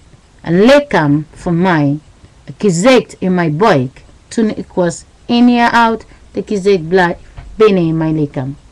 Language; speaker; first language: Dutch; non-native, learner; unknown